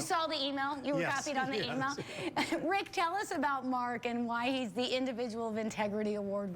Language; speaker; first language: English; native; English